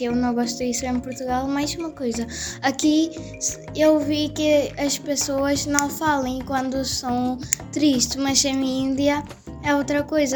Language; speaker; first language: Portuguese; non-native, learner; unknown